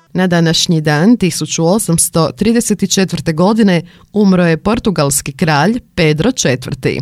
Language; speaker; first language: Croatian; native; Croatian